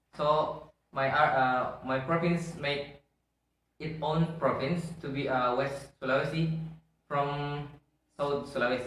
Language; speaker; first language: English; non-native, learner; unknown